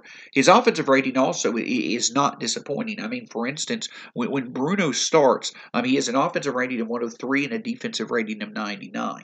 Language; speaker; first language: English; native; English